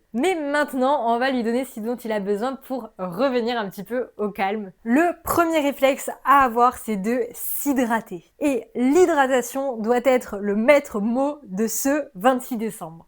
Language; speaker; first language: French; native; French